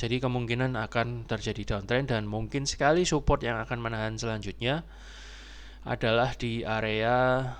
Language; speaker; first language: Indonesian; native; Indonesian